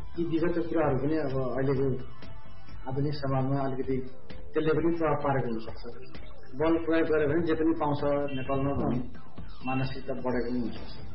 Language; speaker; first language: Nepali; non-native, local second language; Gurung